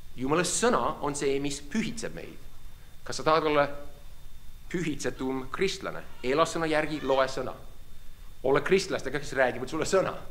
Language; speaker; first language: Estonian; non-native, fluent; English